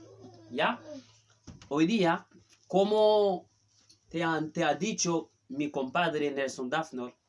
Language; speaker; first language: Spanish; non-native, fluent; Haitian Creole